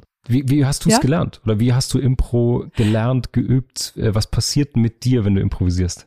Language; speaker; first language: German; native; German